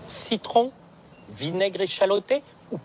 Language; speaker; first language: French; native; French